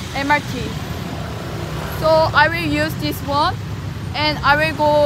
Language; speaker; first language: English; non-native, learner; Korean